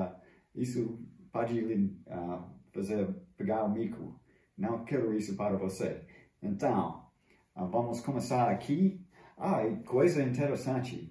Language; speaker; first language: Portuguese; non-native, fluent; English